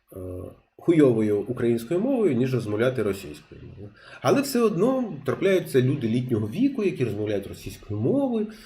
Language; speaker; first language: Ukrainian; non-native, local second language; Russian